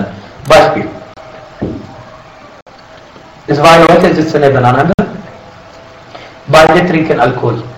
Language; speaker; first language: German; non-native, fluent; Arabic